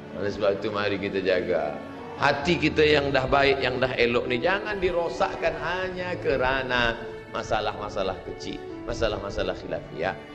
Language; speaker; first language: Malay; native; Malay